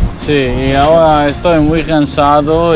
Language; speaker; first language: Spanish; non-native, learner; Italian